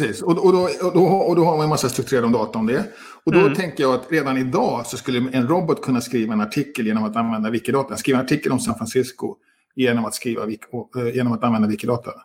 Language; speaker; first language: Swedish; native; Swedish